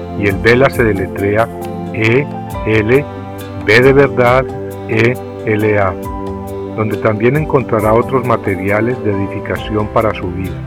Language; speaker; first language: Spanish; native; Spanish